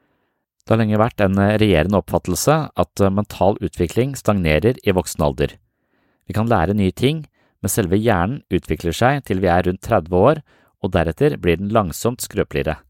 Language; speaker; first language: Norwegian; native; Norwegian